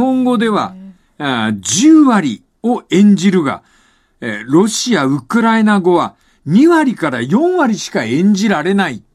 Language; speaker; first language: Japanese; native; Japanese